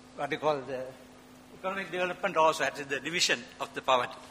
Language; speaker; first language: English; non-native, local second language; Sinhala